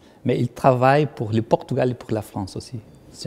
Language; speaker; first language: French; non-native, fluent; Portuguese